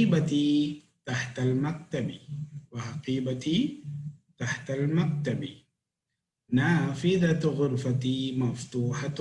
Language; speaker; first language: Arabic; non-native, fluent; Tamil